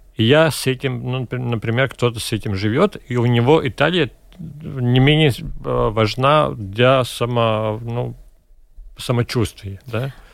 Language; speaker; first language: Russian; non-native, local second language; Latvian